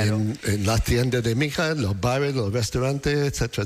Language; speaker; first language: Spanish; non-native, fluent; English